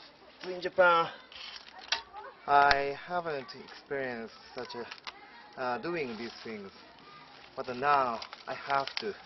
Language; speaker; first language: English; non-native, learner; Japanese